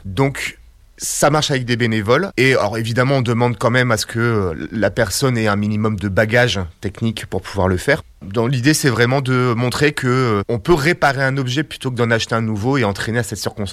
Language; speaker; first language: French; native; French